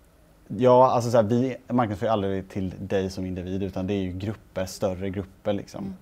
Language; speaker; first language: Swedish; native; Swedish